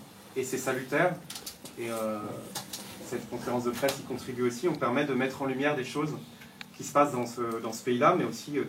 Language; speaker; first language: French; native; French